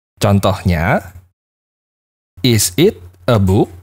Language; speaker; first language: English; non-native, fluent; Indonesian